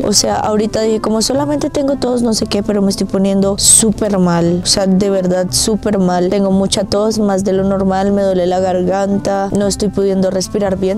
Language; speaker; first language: Spanish; native; Spanish